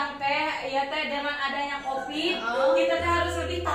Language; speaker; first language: Indonesian; non-native, local second language; Sundanese